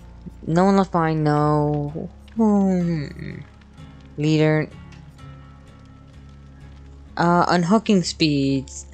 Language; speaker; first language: English; native; English